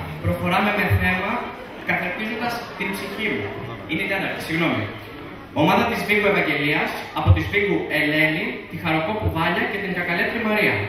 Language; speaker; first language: Greek; native; Greek